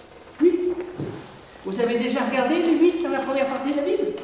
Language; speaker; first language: French; native; French